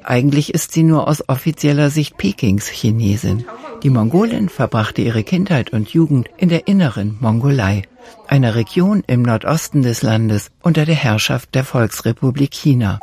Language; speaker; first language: German; native; German